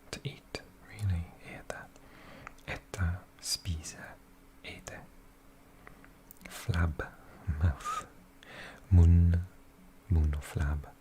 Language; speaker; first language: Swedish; non-native, learner; English